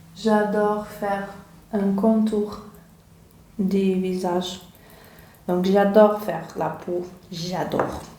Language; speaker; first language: French; non-native, learner; Portuguese